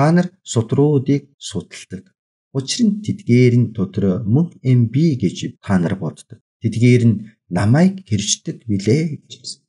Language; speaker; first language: Mongolian; non-native, fluent; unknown